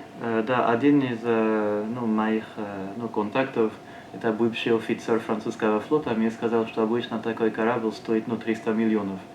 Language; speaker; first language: Russian; non-native, learner; French